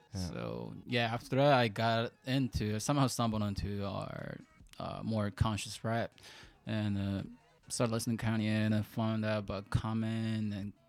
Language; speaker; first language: English; non-native, fluent; Japanese